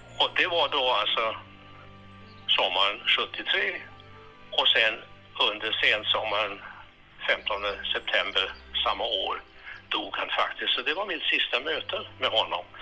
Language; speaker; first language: Swedish; early bilingual, heritage; Swedish